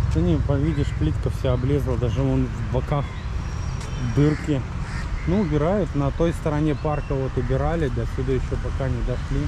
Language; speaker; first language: Russian; native; Russian